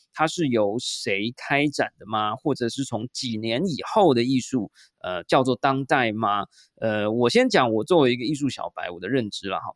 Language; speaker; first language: Chinese; native; Chinese